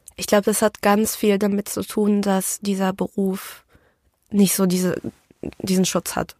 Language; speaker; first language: German; early bilingual, other home language; Vietnamese